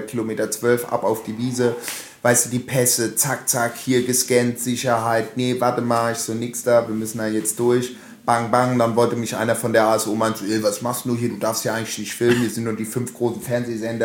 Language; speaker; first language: German; native; German